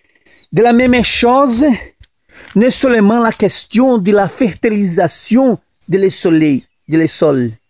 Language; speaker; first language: French; non-native, learner; Portuguese